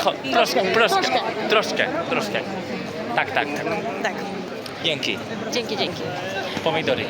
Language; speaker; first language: Polish; non-native, learner; Spanish